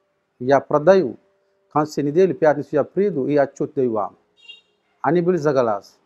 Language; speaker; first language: Russian; non-native, learner; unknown